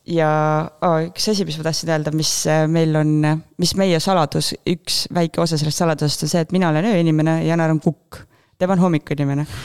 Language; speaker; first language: Estonian; native; Estonian